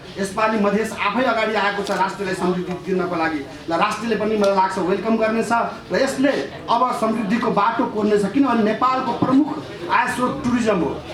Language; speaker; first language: Nepali; non-native, local second language; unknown